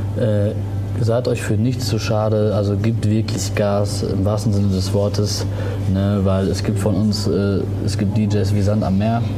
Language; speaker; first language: German; early bilingual, other home language; Arabic